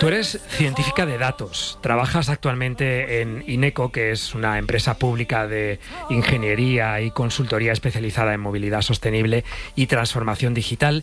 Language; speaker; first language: Spanish; native; Spanish